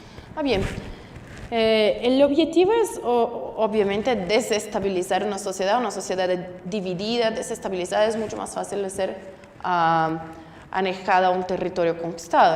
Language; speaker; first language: Spanish; non-native, fluent; Portuguese